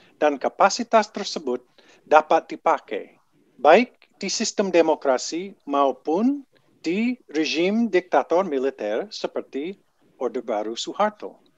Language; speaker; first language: Indonesian; non-native, fluent; English